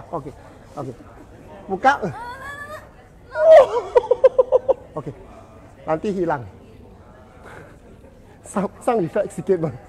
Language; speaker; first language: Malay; non-native, local second language; Cantonese